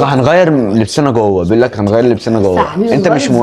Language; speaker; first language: Arabic; native; Arabic